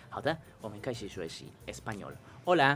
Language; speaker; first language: Spanish; non-native, fluent; Chinese